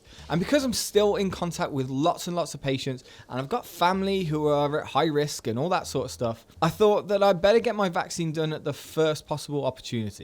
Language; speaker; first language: English; native; English